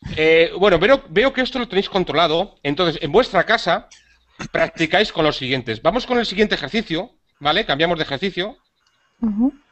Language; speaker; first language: Spanish; native; Spanish